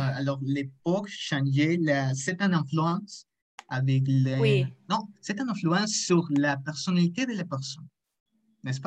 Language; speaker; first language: French; non-native, learner; Spanish